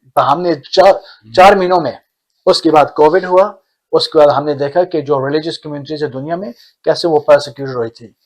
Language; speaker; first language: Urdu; early bilingual, heritage; Urdu